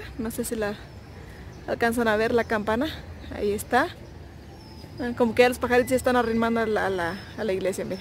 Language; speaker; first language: Spanish; native; Spanish